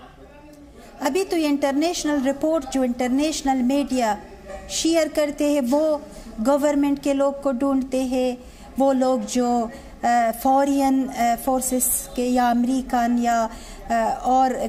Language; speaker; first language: Hindi; non-native, learner; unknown